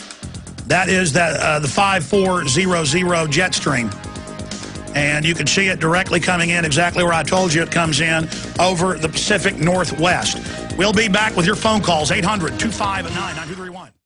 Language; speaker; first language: English; native; English